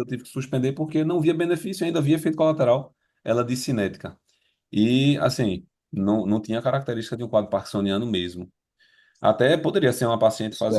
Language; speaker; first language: Portuguese; native; Portuguese